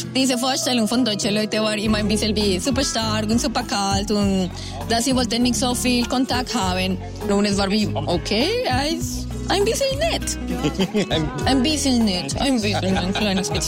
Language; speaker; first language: German; non-native, learner; Spanish